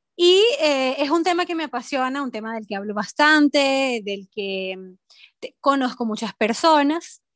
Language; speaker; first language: Spanish; native; Spanish